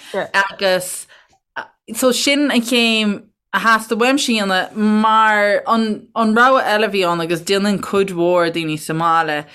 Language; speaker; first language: Irish; native; Irish